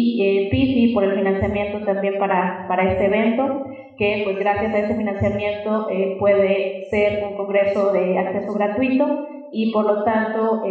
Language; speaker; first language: Spanish; native; Spanish